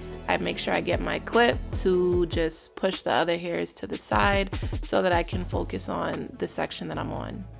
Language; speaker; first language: English; native; English